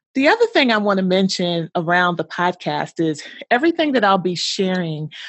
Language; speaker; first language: English; native; English